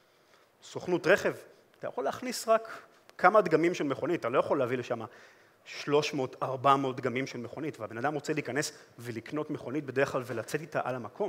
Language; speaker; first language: Hebrew; native; Hebrew